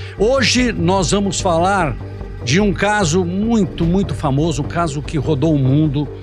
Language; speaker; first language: Portuguese; early bilingual, other home language; Italian